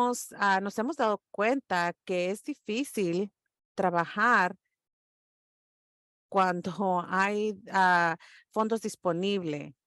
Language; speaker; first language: Spanish; early bilingual, heritage; English